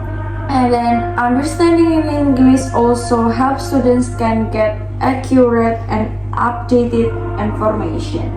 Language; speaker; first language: English; non-native, learner; Indonesian